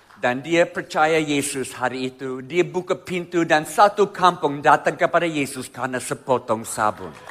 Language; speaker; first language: Indonesian; non-native, fluent; English